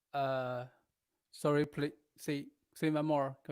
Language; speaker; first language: English; non-native, learner; Chinese